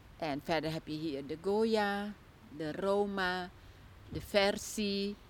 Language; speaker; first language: Dutch; early bilingual, other home language; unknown